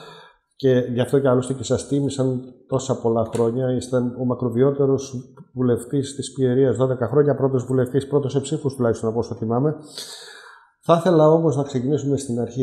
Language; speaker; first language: Greek; native; Greek